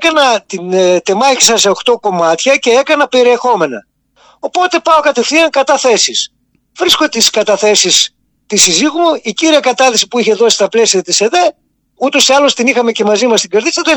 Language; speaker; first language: Greek; native; Greek